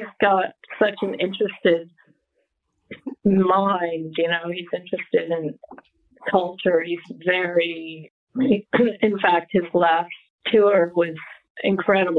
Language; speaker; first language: English; native; English